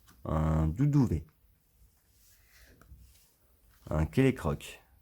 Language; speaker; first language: French; native; French